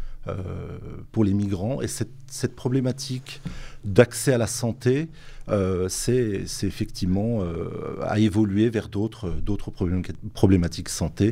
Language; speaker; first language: French; native; French